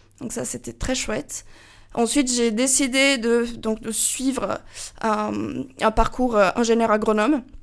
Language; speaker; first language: French; non-native, fluent; Portuguese